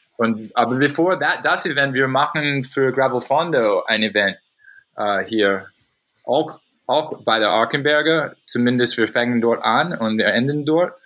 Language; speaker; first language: German; non-native, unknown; English